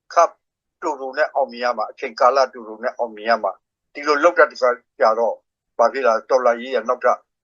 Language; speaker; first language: Burmese; non-native, local second language; S'gaw Karen